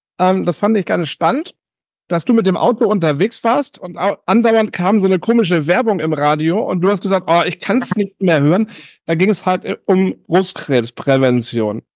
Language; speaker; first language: German; native; German